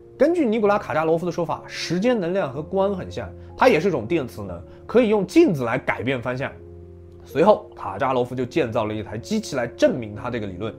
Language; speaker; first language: Chinese; native; Chinese